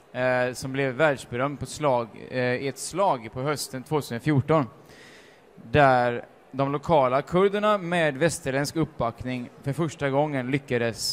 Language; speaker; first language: Swedish; native; Swedish